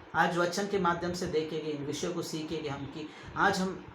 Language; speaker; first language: Hindi; non-native, local second language; Kannada